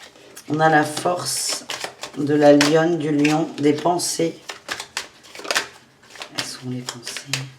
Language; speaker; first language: French; native; French